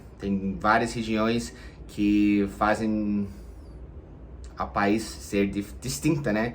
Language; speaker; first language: Portuguese; non-native, fluent; English